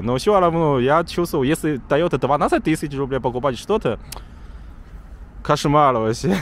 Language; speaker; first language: Russian; non-native, learner; Chinese